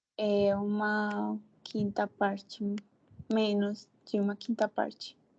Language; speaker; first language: Portuguese; non-native, fluent; Spanish